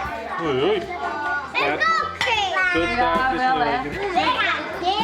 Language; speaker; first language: Dutch; native; Dutch